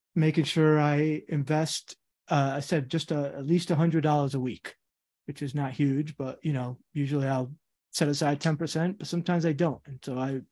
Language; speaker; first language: English; native; English